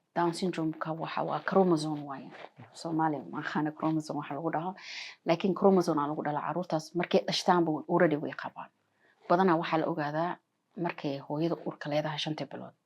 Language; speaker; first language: Somali; early bilingual, heritage; Somali